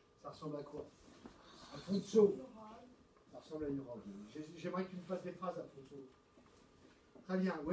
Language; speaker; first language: French; native; French